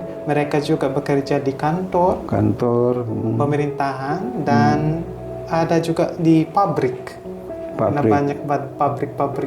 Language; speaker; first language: Indonesian; non-native, fluent; Hiligaynon